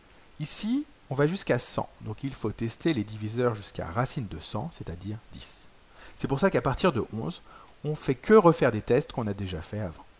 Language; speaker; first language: French; native; French